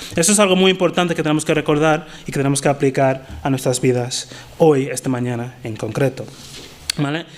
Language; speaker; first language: Spanish; non-native, fluent; English